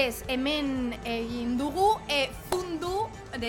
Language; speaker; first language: Basque; non-native, learner; Spanish